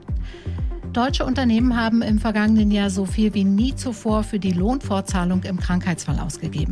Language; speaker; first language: German; native; German